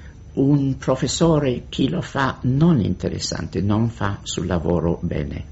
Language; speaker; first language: Italian; non-native, fluent; English